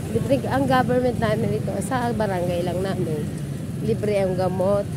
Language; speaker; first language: Filipino; non-native, local second language; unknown